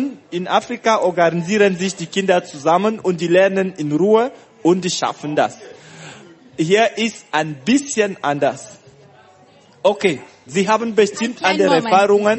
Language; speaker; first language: German; non-native, fluent; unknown